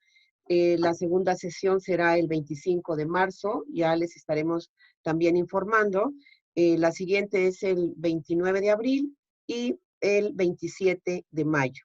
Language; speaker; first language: Spanish; native; Spanish